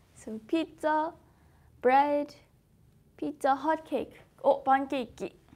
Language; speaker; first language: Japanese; native; Japanese